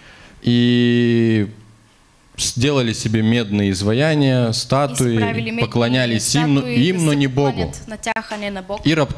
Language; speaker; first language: Russian; native; Russian